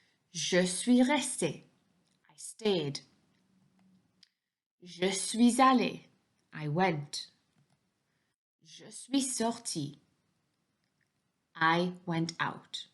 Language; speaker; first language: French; non-native, fluent; English